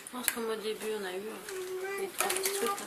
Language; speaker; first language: French; native; French